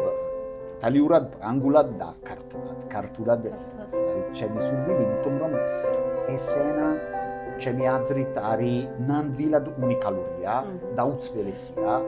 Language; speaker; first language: Georgian; non-native, learner; Italian